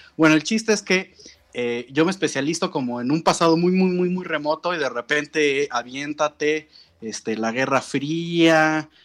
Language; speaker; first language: Spanish; native; Spanish